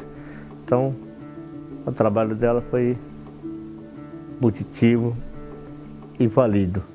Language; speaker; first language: Portuguese; non-native, local second language; Yanomámi